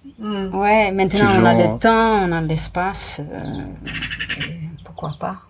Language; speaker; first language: French; non-native, fluent; English